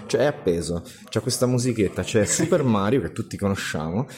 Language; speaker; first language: Italian; native; Italian